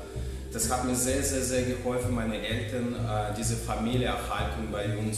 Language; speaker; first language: German; non-native, fluent; Russian